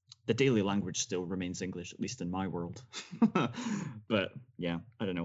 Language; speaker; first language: English; native; English